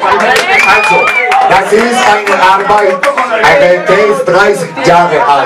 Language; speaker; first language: German; non-native, learner; Spanish